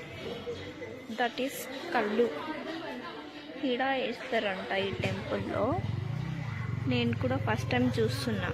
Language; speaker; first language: Telugu; non-native, local second language; Hindi